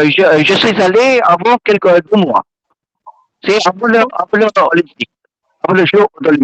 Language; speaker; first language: French; non-native, learner; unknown